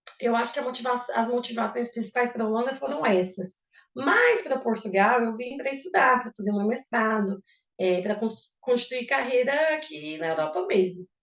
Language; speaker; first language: Portuguese; native; Portuguese